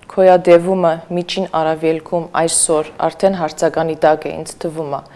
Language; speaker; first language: Armenian; native; Armenian